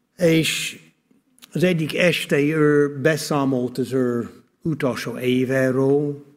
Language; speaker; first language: Hungarian; non-native, fluent; English